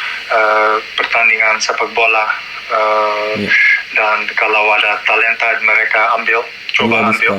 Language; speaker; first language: Indonesian; non-native, learner; Dutch